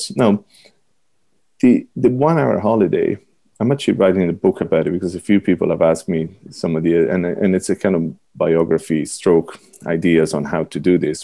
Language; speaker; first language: English; non-native, fluent; Italian